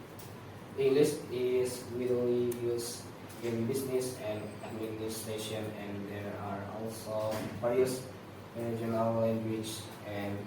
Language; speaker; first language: English; non-native, learner; Indonesian